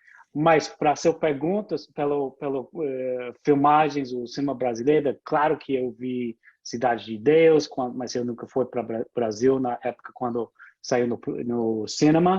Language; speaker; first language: Portuguese; non-native, fluent; English